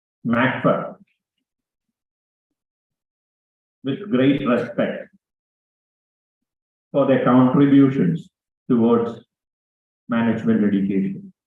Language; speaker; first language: English; non-native, local second language; Malayalam